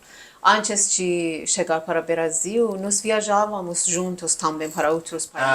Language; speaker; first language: Portuguese; non-native, learner; Persian